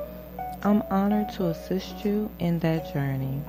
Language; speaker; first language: English; native; English